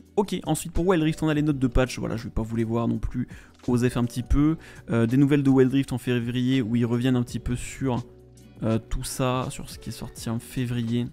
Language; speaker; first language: French; native; French